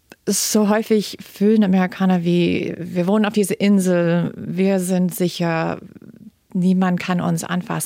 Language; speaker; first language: German; non-native, fluent; English